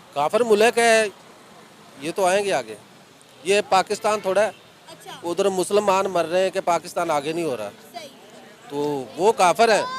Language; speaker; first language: Urdu; non-native, local second language; Punjabi